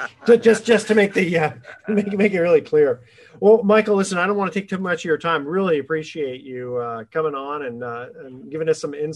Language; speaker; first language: English; native; English